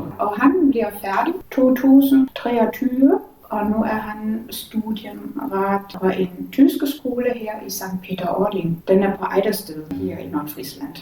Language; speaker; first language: Danish; non-native, learner; German